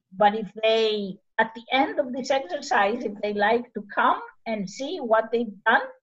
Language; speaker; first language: English; non-native, fluent; Greek